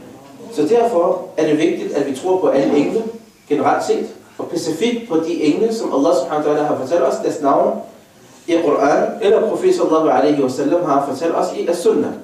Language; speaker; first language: Danish; non-native, fluent; Arabic